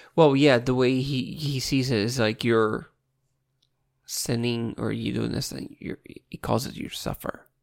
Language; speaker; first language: English; non-native, fluent; Portuguese